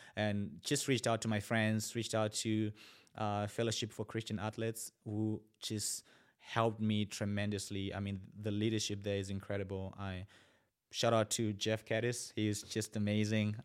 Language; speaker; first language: English; non-native, local second language; Shona